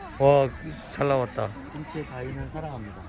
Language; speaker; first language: Korean; native; Korean